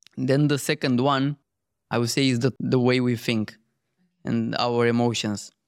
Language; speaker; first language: English; non-native, fluent; Romanian